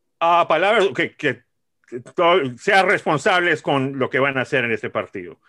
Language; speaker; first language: Spanish; early bilingual, heritage; Spanish